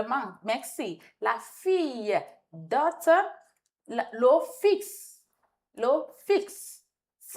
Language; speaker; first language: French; non-native, fluent; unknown